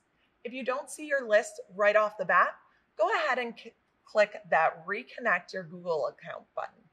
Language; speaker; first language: English; native; English